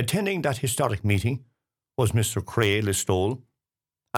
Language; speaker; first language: English; native; English